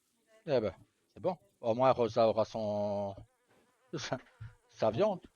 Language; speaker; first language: French; native; French